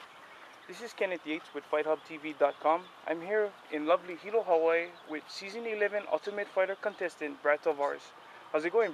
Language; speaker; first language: English; native; English